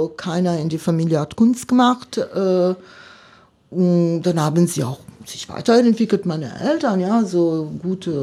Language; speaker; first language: German; non-native, fluent; Italian